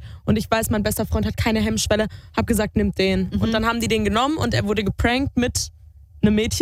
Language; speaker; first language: German; native; German